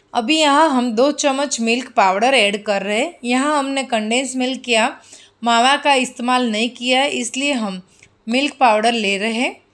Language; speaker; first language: Hindi; non-native, local second language; Gujarati